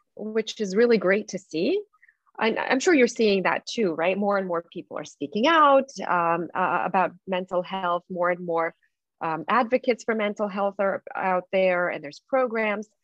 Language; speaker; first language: English; non-native, fluent; Russian